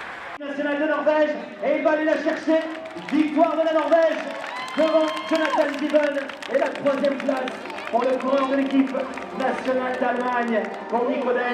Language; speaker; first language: French; native; French